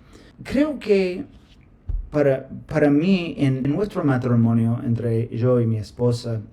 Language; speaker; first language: Spanish; non-native, fluent; English